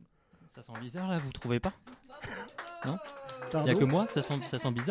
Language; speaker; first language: French; native; French